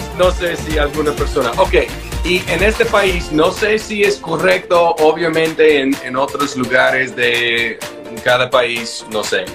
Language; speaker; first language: Spanish; non-native, learner; English